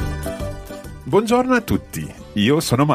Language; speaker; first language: Italian; non-native, fluent; English